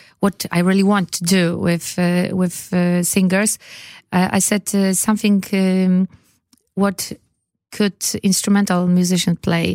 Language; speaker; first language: English; non-native, learner; Polish